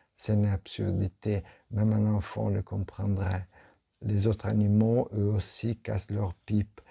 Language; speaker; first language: French; non-native, fluent; Italian